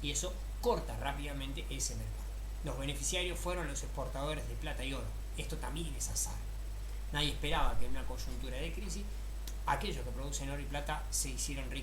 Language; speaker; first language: Spanish; native; Spanish